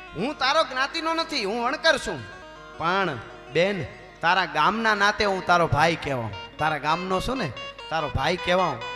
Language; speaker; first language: Gujarati; native; Gujarati